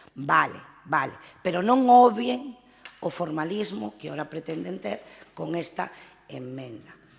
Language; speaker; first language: Galician; non-native, local second language; Spanish